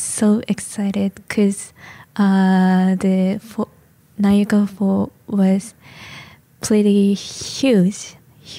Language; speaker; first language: English; non-native, learner; Japanese